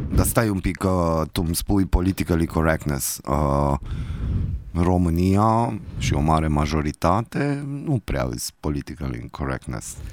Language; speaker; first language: Romanian; native; Romanian